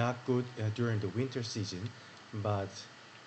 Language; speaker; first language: English; non-native, learner; Korean